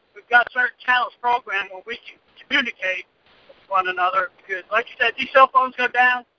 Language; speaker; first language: English; native; English